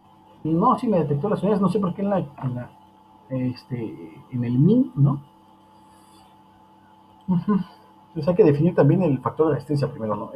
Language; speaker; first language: Spanish; native; Spanish